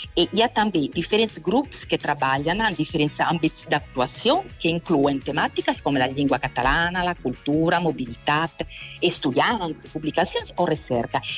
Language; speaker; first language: Catalan; non-native, local second language; Italian